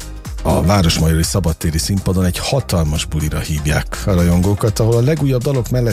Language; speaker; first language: Hungarian; native; Hungarian